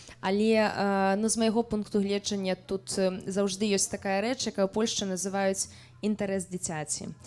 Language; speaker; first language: Belarusian; native; Belarusian